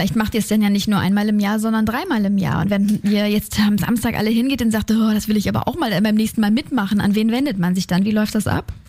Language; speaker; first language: German; native; German